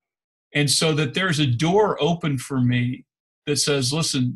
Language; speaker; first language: English; native; English